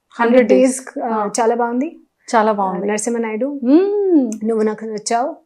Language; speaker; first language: Telugu; non-native, local second language; Hindi